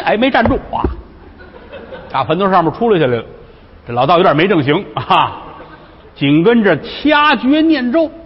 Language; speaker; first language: Chinese; native; Chinese